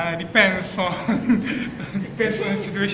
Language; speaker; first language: English; non-native, local second language; Malay